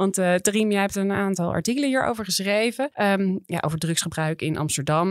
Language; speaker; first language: Dutch; native; Dutch